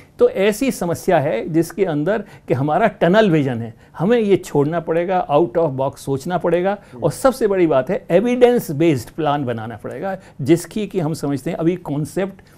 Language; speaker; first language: Hindi; native; Hindi